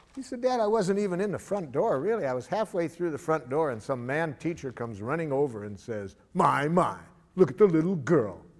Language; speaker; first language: English; native; English